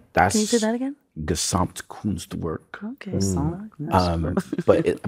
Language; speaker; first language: English; native; English